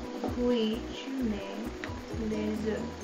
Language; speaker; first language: French; non-native, learner; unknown